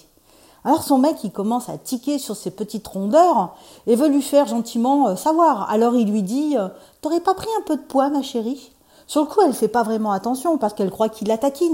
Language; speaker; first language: French; native; French